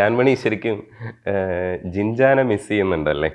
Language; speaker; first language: Malayalam; native; Malayalam